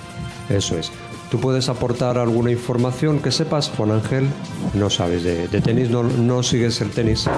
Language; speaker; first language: Spanish; native; Spanish